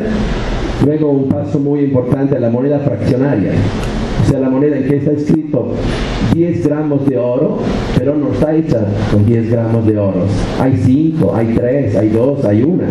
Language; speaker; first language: Spanish; non-native, fluent; Italian